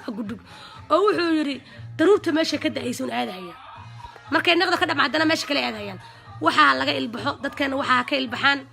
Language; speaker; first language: Somali; native; Somali